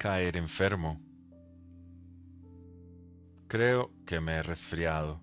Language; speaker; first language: Spanish; native; Spanish